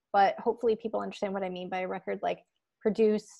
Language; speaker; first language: English; native; English